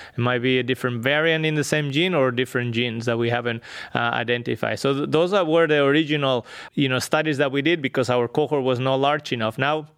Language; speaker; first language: English; non-native, fluent; Spanish